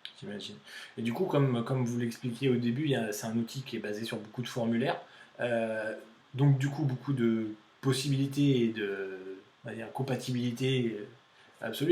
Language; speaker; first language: French; native; French